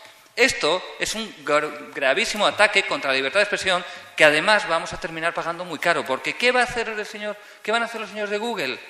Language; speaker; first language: Spanish; native; Spanish